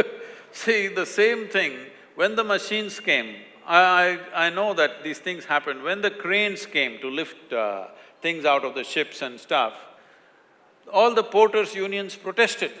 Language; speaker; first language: English; non-native, local second language; Kannada